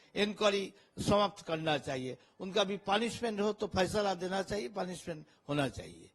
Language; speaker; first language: Hindi; non-native, local second language; Bangla